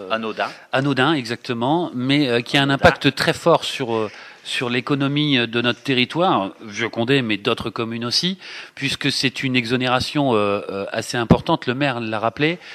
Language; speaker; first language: French; native; French